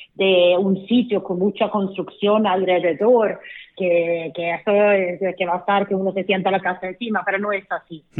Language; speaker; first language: Spanish; non-native, fluent; Swedish